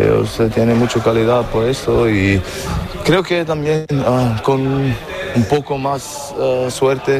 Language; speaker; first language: Spanish; non-native, fluent; German